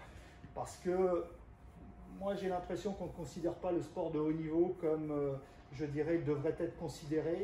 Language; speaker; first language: French; native; French